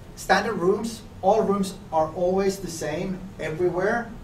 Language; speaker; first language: English; non-native, fluent; Finnish